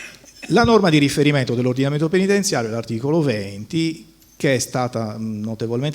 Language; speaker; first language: Italian; native; Italian